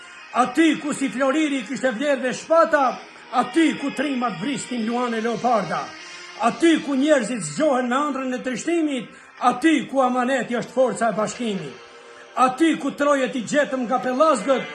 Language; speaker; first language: Albanian; native; Albanian